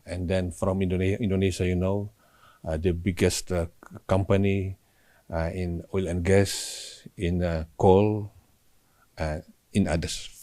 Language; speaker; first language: English; non-native, learner; Indonesian